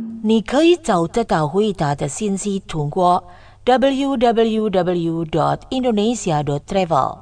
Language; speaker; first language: Chinese; non-native, learner; Indonesian